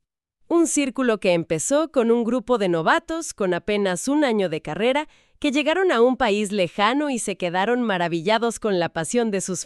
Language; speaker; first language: Spanish; native; Spanish